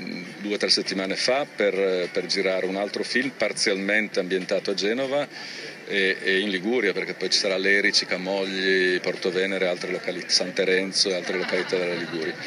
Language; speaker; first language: Italian; native; Italian